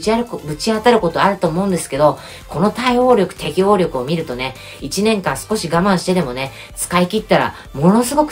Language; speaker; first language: Japanese; native; Japanese